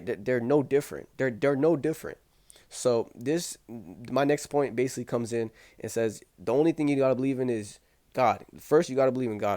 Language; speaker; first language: English; native; English